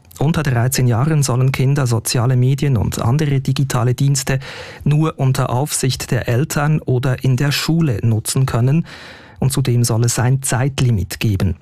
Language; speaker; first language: German; native; German